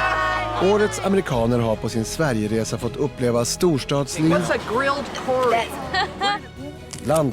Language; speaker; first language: Swedish; native; Swedish